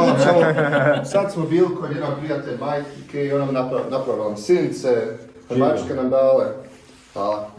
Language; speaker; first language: Bosnian; native; Bosnian